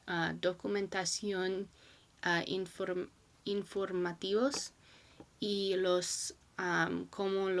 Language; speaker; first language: Spanish; non-native, learner; English